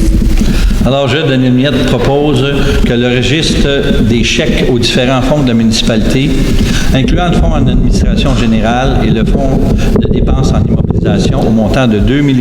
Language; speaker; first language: French; native; French